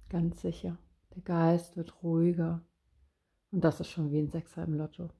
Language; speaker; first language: German; native; German